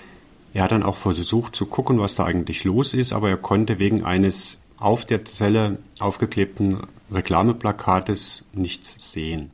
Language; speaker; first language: German; native; German